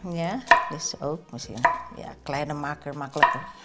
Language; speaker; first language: Dutch; non-native, learner; Indonesian